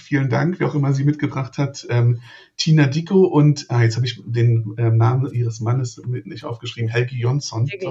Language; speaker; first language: German; native; German